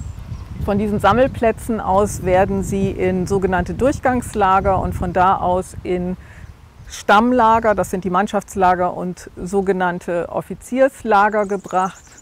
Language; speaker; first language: German; native; German